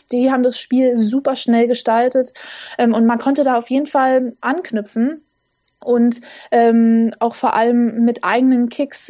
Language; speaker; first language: German; native; German